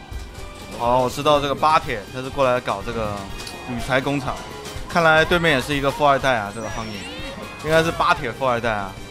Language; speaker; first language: Chinese; native; Chinese